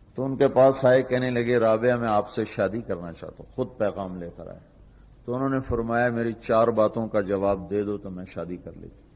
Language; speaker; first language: Urdu; non-native, local second language; Punjabi